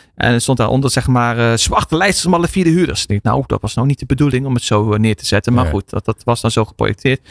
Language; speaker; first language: Dutch; native; Dutch